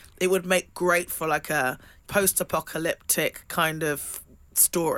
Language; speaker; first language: English; native; English